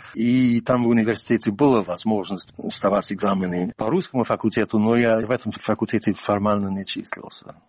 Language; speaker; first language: Russian; non-native, fluent; English